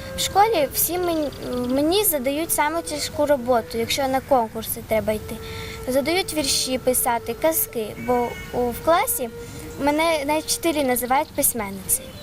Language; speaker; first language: Ukrainian; non-native, local second language; Russian